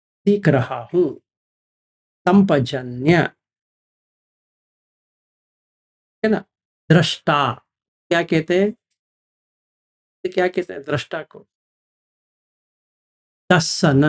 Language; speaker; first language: Hindi; native; Hindi